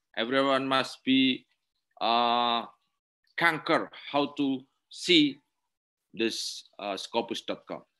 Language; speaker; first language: English; non-native, learner; Indonesian